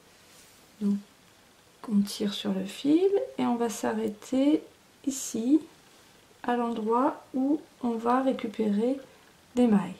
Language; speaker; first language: French; native; French